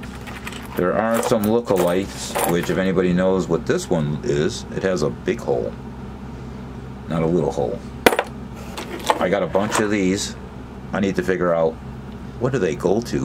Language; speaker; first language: English; native; English